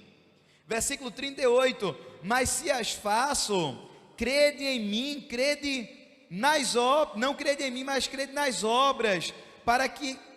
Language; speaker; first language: Portuguese; native; Portuguese